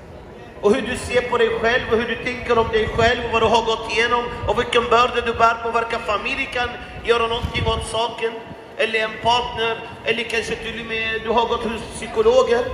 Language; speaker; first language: Swedish; non-native, fluent; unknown